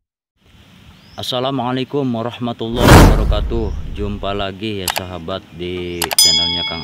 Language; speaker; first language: Indonesian; non-native, local second language; Sundanese